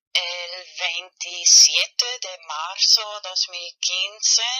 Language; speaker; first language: Spanish; non-native, fluent; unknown